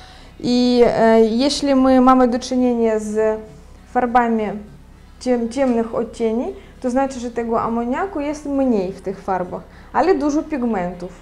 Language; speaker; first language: Polish; non-native, fluent; Ukrainian